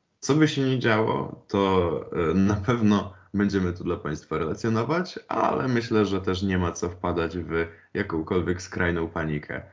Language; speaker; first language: Polish; native; Polish